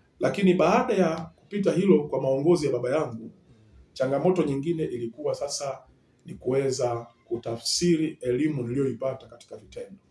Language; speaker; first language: Swahili; native; Swahili